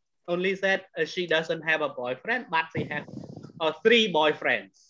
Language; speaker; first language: English; non-native, fluent; Khmer